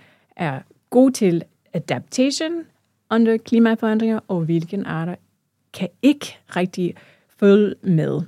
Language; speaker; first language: Danish; non-native, fluent; English